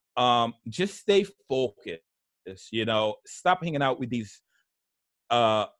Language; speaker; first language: English; early bilingual, other home language; Haitian Creole